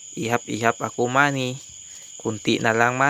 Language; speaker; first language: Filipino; non-native, local second language; Cebuano